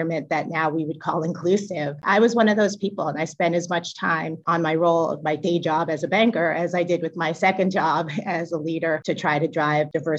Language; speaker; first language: English; native; English